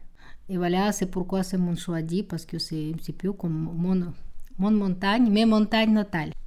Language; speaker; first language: French; non-native, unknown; Russian